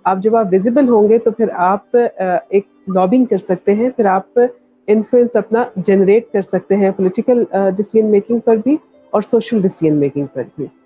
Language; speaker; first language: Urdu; native; Urdu